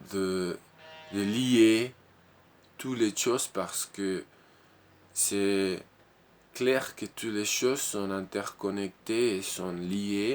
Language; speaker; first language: French; non-native, learner; Spanish